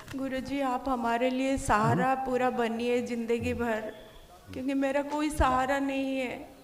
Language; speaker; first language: Hindi; non-native, local second language; Odia